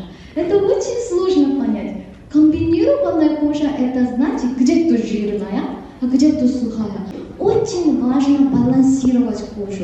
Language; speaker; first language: Russian; non-native, fluent; Korean